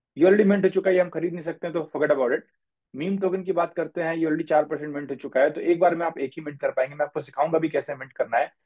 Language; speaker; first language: Hindi; native; Hindi